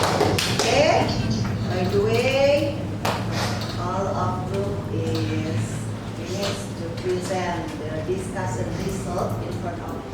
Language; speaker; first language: English; non-native, local second language; Indonesian